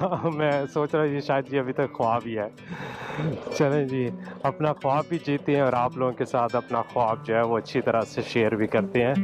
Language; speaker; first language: Urdu; native; Urdu